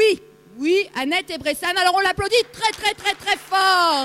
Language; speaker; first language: French; native; French